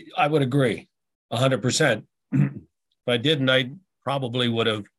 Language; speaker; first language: English; native; English